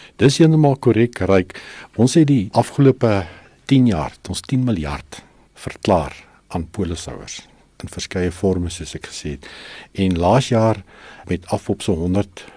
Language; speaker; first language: Afrikaans; native; Afrikaans